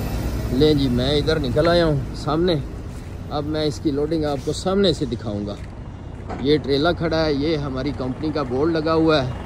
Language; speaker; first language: Urdu; non-native, local second language; Punjabi